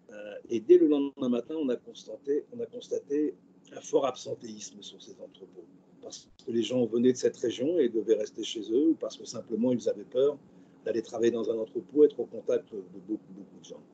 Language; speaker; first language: French; native; French